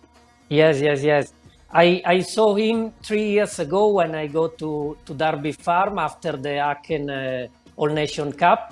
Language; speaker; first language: English; non-native, learner; Italian